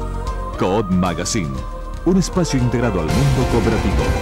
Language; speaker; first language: Spanish; native; Spanish